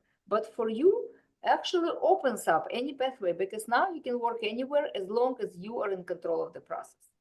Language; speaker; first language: English; non-native, fluent; Russian